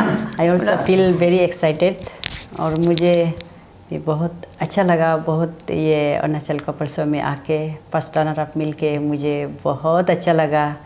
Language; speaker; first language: Hindi; non-native, local second language; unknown